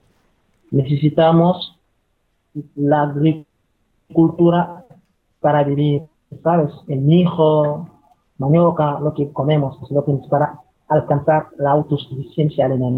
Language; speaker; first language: Spanish; non-native, fluent; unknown